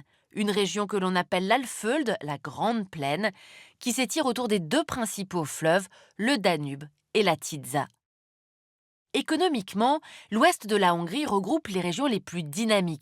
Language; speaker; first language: French; native; French